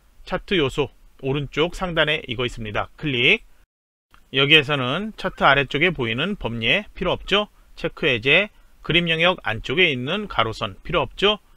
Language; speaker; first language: Korean; native; Korean